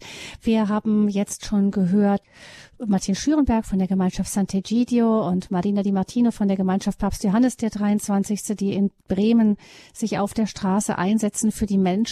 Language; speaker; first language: German; native; German